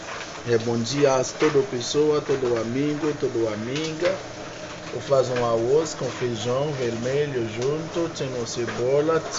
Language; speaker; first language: Portuguese; non-native, learner; Haitian Creole